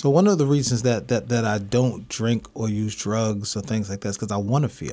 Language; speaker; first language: English; native; English